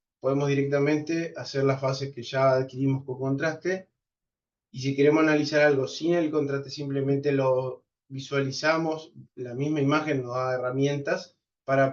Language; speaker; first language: Spanish; native; Spanish